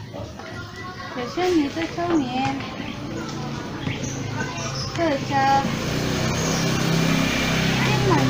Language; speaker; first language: Chinese; non-native, learner; Indonesian